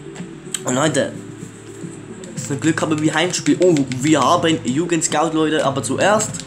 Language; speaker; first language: German; early bilingual, other home language; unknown